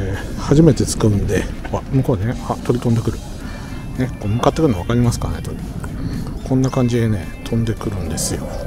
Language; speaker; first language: Japanese; native; Japanese